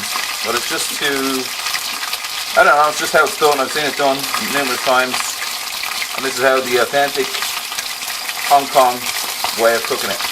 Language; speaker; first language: English; native; English